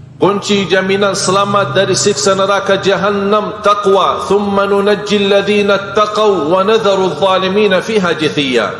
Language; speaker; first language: Malay; non-native, fluent; Arabic